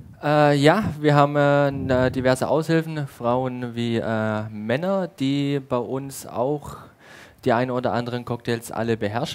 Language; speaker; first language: German; native; German